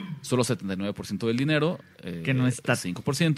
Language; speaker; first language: Spanish; native; Spanish